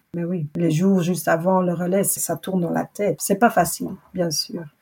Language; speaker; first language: French; native; French